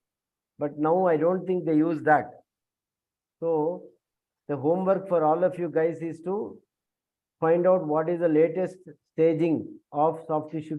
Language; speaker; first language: English; non-native, local second language; Kannada